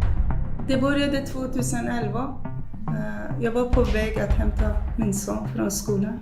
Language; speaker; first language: Swedish; non-native, fluent; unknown